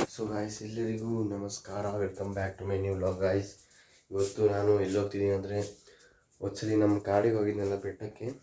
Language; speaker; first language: Kannada; non-native, local second language; Lambadi